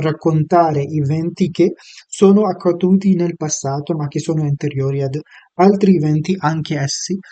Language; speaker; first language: Italian; non-native, fluent; Urdu